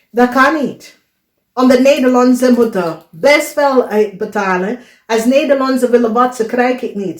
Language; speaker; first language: Dutch; non-native, fluent; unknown